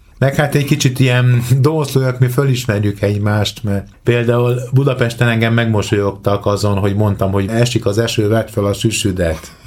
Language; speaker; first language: Hungarian; native; Hungarian